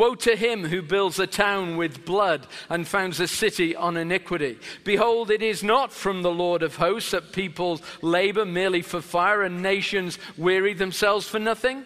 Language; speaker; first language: English; native; English